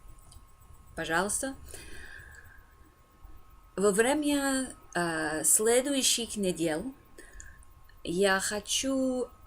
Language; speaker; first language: Russian; non-native, learner; English